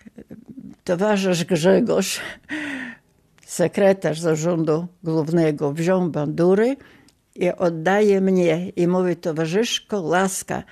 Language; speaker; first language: Polish; non-native, local second language; Ukrainian